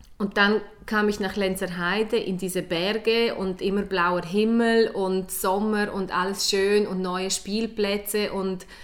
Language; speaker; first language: German; early bilingual, other home language; Polish